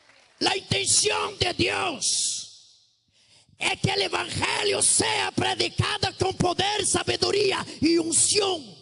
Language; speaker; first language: Spanish; non-native, fluent; Portuguese